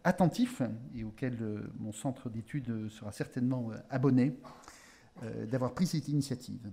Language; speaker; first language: French; native; French